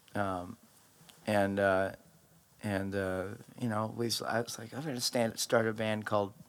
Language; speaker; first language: English; native; English